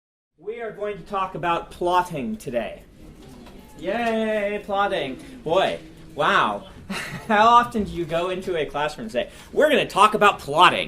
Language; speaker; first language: English; native; English